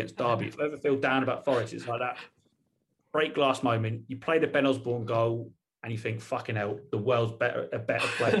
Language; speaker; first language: English; native; English